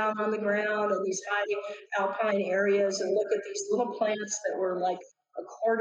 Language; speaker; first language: English; native; English